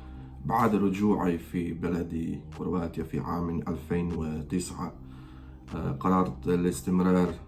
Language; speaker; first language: Arabic; non-native, fluent; Croatian